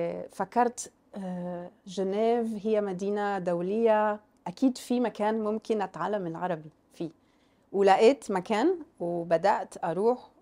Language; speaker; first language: Arabic; non-native, fluent; French